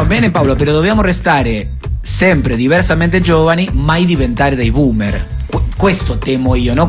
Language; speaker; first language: Italian; native; Italian